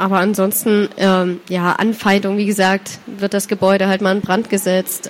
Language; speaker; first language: German; native; German